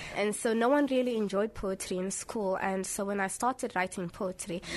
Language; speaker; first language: English; early bilingual, other home language; Somali